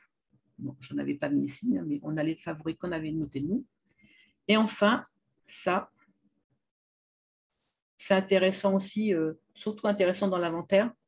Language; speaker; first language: French; native; French